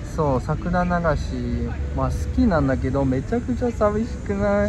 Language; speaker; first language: Japanese; non-native, fluent; English